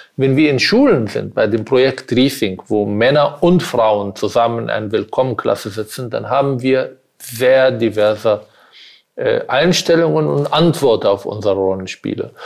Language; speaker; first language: German; non-native, fluent; Arabic